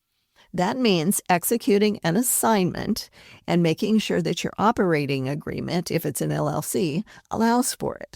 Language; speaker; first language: English; native; English